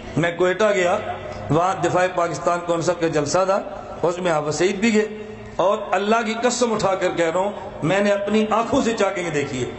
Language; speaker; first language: Urdu; non-native, local second language; Punjabi